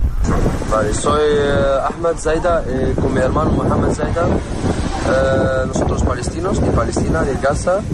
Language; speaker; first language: Spanish; non-native, learner; Arabic